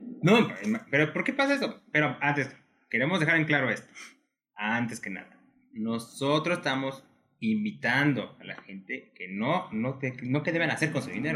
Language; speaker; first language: Spanish; native; Spanish